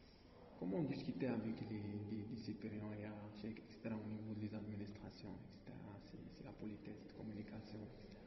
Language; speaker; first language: French; non-native, learner; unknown